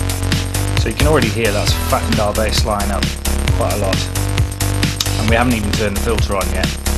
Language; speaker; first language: English; native; English